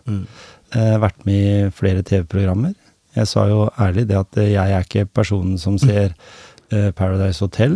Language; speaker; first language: Norwegian; native; Norwegian